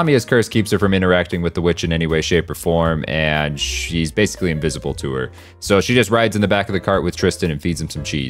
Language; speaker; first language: English; native; English